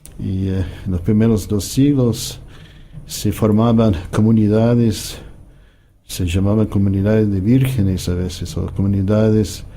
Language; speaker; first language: Spanish; non-native, fluent; English